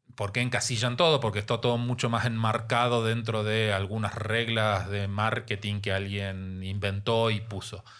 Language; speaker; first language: Spanish; native; Spanish